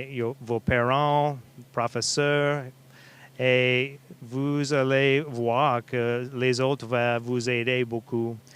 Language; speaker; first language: French; non-native, learner; English